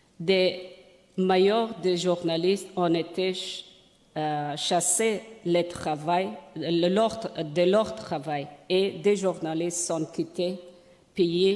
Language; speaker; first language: French; non-native, learner; Persian